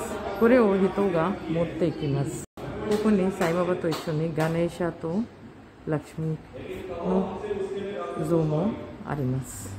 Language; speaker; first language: Japanese; non-native, learner; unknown